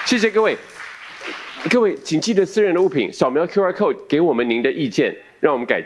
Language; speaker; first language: Chinese; native; Chinese